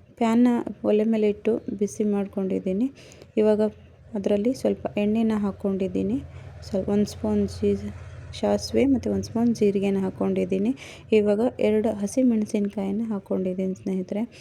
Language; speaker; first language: Kannada; non-native, local second language; Lambadi